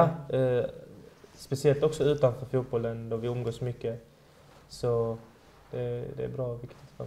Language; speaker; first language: Swedish; early bilingual, other home language; Persian